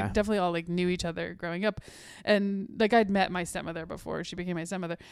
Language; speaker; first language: English; native; English